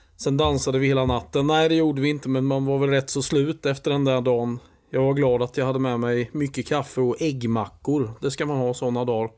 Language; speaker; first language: Swedish; native; Swedish